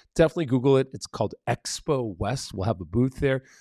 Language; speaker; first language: English; early bilingual, other home language; Spanish